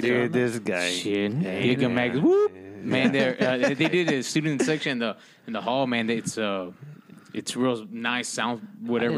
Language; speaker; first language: English; non-native, fluent; Spanish